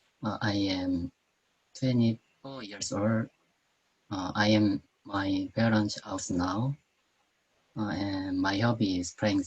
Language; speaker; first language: English; non-native, learner; Korean